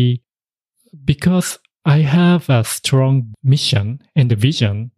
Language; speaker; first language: English; non-native, fluent; Japanese